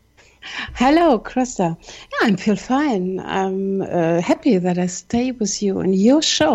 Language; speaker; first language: English; non-native, learner; German